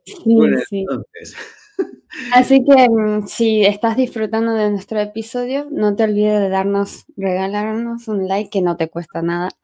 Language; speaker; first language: Spanish; non-native, fluent; Chinese